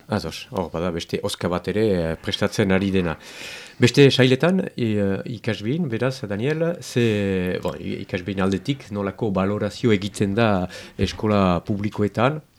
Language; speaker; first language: Basque; native; Basque